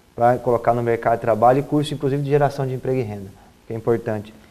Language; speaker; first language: Portuguese; native; Portuguese